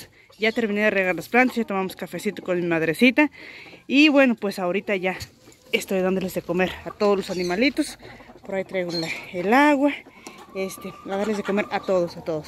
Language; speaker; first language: Spanish; native; Spanish